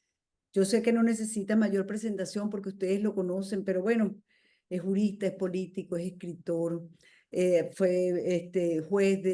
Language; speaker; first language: Spanish; native; Spanish